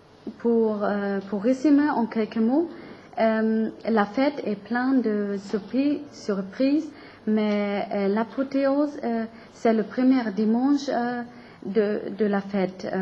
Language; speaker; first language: French; non-native, learner; German